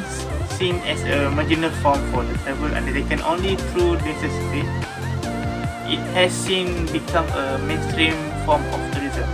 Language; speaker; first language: English; non-native, learner; Malay